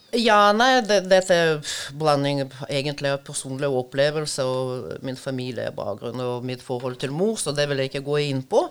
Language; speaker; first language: Norwegian; non-native, fluent; Russian